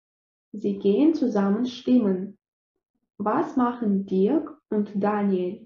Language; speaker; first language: German; non-native, fluent; Russian